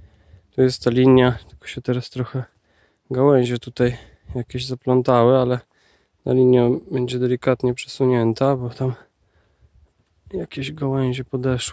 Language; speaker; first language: Polish; native; Polish